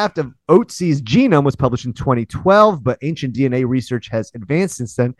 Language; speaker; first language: English; native; English